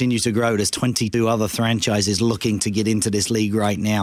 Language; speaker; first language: English; native; English